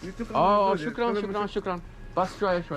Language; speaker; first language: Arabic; non-native, learner; English